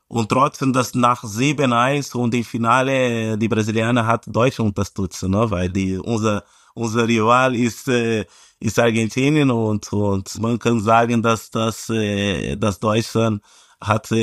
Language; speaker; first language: German; non-native, fluent; Portuguese